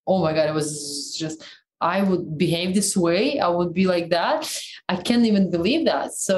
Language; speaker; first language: English; non-native, fluent; Russian